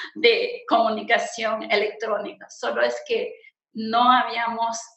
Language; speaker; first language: Spanish; native; Spanish